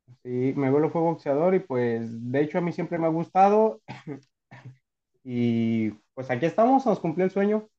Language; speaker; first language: Spanish; native; Spanish